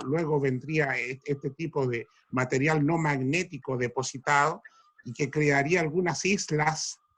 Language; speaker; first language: Spanish; native; Spanish